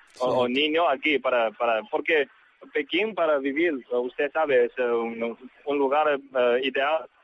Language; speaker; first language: Portuguese; non-native, learner; Chinese